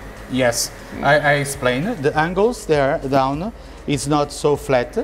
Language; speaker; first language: English; non-native, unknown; Portuguese